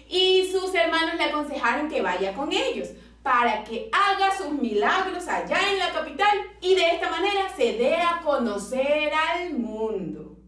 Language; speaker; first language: Spanish; native; Spanish